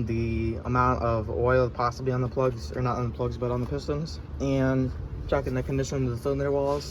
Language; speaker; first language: English; native; English